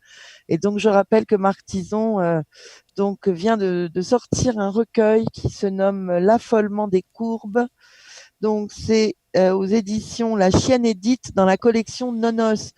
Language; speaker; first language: French; native; French